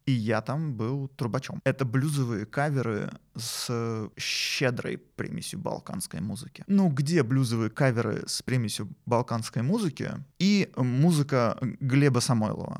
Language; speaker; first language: Russian; native; Russian